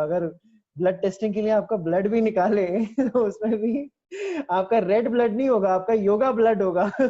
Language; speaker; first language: Hindi; native; Hindi